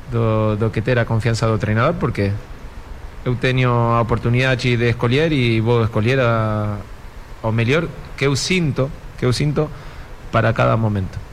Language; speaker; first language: Portuguese; non-native, fluent; Spanish